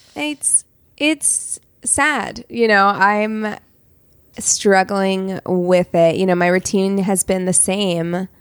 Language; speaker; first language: English; native; English